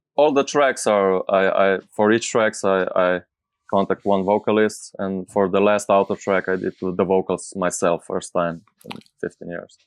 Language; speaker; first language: English; non-native, fluent; Slovenian